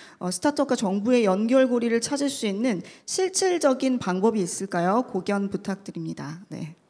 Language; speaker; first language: Korean; native; Korean